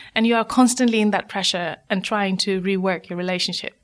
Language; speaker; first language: English; non-native, local second language; Nepali